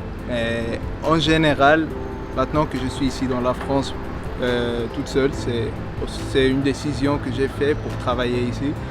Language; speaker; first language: French; non-native, fluent; Spanish